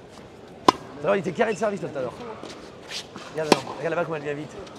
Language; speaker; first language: French; native; French